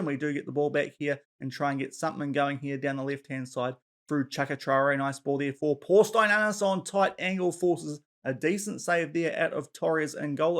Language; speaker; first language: English; native; English